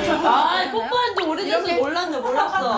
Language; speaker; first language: Korean; native; Korean